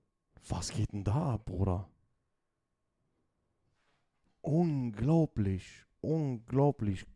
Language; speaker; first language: German; native; German